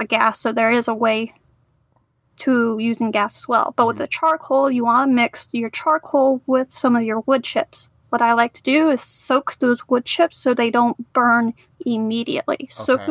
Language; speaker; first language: English; native; English